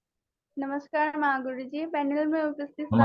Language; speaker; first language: Hindi; non-native, local second language; Nepali